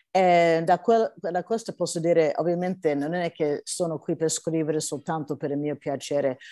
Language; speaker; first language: Italian; non-native, fluent; English